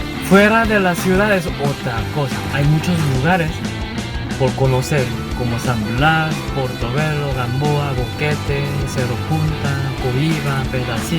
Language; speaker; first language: Spanish; non-native, learner; Korean